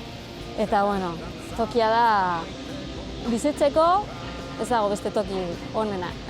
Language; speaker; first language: Basque; non-native, learner; Spanish